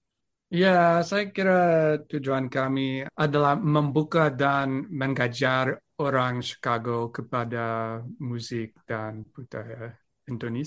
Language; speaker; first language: Indonesian; non-native, fluent; English